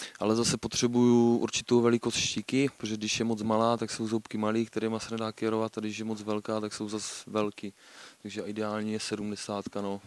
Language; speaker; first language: Czech; native; Czech